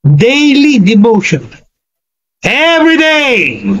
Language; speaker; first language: English; non-native, local second language; Filipino